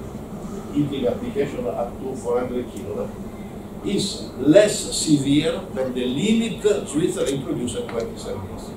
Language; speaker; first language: English; non-native, learner; Italian